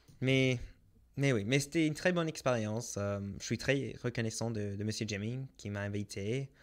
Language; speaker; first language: French; non-native, local second language; English